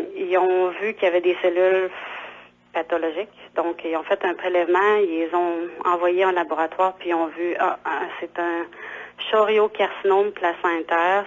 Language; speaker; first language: French; native; French